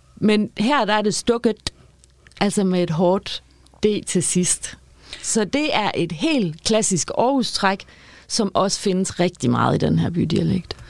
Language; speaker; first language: Danish; native; Danish